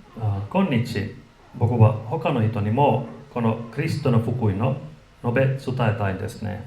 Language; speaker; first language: Japanese; non-native, fluent; Finnish